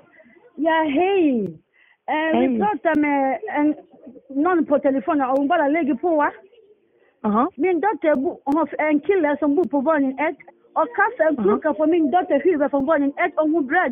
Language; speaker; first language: Swedish; non-native, learner; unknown